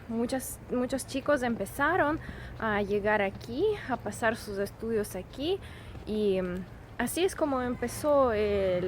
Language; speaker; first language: Spanish; non-native, fluent; Russian